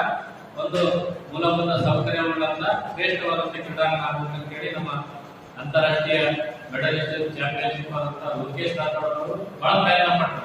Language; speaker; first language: Kannada; native; Kannada